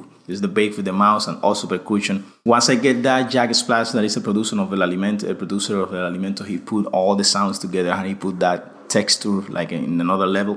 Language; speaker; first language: English; non-native, fluent; Spanish